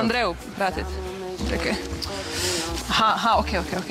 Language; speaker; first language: Croatian; native; Croatian